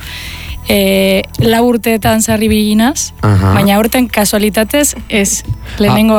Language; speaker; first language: Basque; non-native, local second language; Spanish